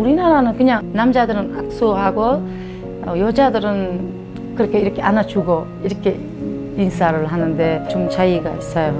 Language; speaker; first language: Korean; non-native, fluent; Uzbek